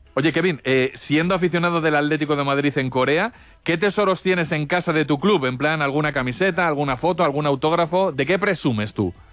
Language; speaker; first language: Spanish; native; Spanish